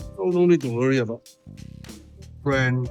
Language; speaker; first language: English; non-native, local second language; Chinese